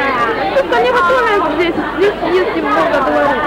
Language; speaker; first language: Russian; non-native, learner; Chinese